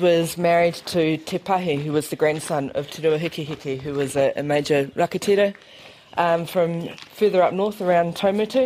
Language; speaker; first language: English; native; English